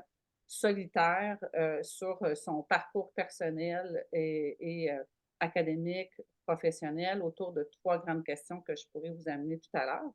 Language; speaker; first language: French; native; French